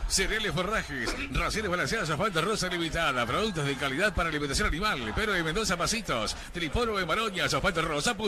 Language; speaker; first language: Spanish; native; Spanish